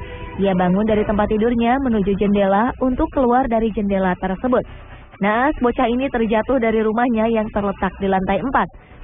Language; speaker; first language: Indonesian; native; Indonesian